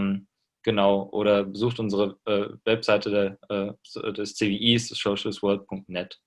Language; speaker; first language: German; native; German